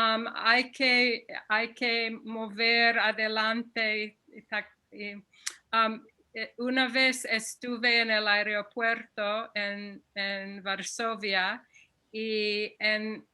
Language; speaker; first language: Spanish; non-native, fluent; English